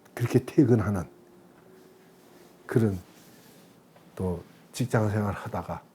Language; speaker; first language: Korean; native; Korean